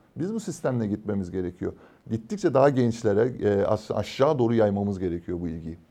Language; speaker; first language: Turkish; native; Turkish